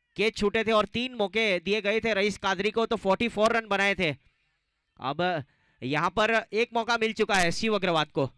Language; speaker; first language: Hindi; non-native, local second language; Gujarati